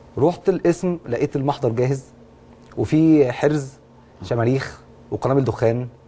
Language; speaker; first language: Egyptian Arabic; native; Egyptian Arabic